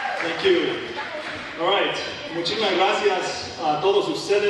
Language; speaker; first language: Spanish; non-native, learner; English